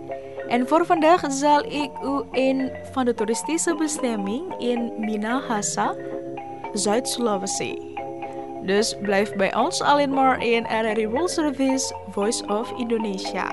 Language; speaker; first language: Dutch; non-native, fluent; Indonesian